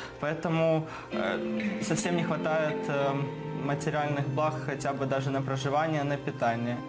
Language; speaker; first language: Russian; native; Russian